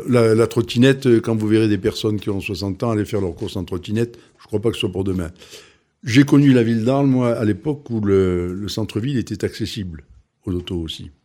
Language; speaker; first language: French; native; French